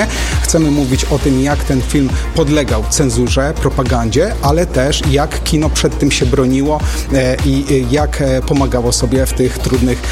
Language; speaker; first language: Polish; native; Polish